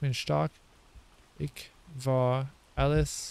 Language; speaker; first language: German; non-native, learner; English